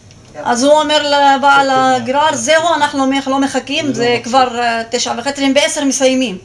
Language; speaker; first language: Hebrew; non-native, local second language; Arabic